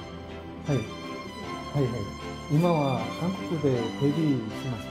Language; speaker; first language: Japanese; non-native, learner; Korean